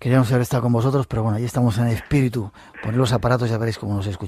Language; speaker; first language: Spanish; native; Spanish